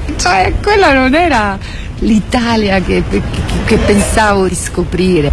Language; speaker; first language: Italian; early bilingual, other home language; Bosnian